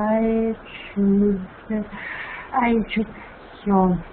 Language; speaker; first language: English; non-native, learner; Russian